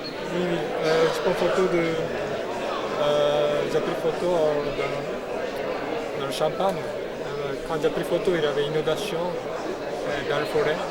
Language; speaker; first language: French; non-native, learner; Japanese